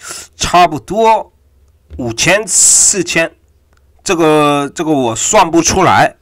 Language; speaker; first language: Chinese; non-native, fluent; Korean